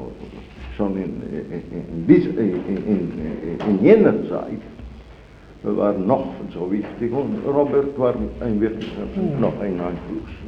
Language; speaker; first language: German; non-native, fluent; Italian